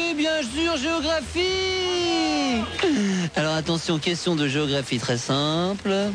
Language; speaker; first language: French; native; French